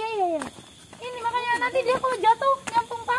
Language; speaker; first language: Indonesian; native; Indonesian